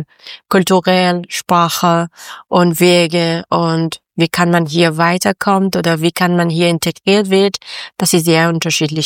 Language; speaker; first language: German; non-native, learner; Persian